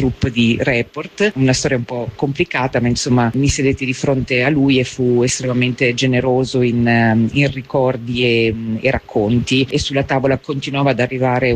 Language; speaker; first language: Italian; native; Italian